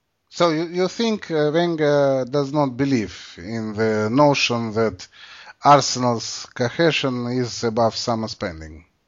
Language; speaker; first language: English; non-native, fluent; Russian